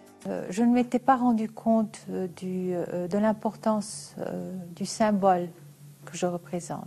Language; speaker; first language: French; non-native, local second language; Arabic